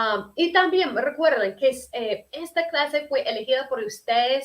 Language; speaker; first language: Spanish; non-native, fluent; English